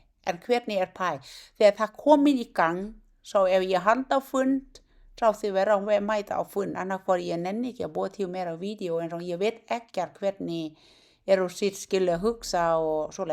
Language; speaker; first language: Icelandic; non-native, learner; Thai